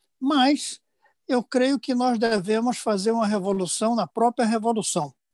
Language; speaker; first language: Portuguese; native; Portuguese